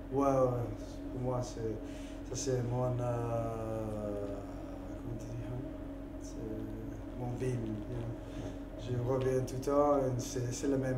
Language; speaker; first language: French; non-native, learner; English